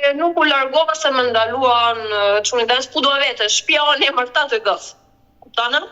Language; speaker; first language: Albanian; early bilingual, other home language; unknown